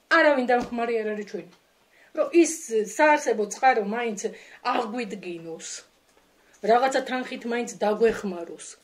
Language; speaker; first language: Georgian; native; Georgian